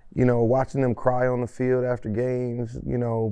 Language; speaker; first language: English; native; English